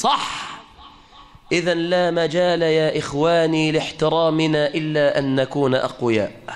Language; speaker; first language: Arabic; native; Arabic